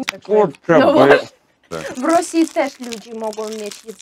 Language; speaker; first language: Polish; non-native, fluent; Russian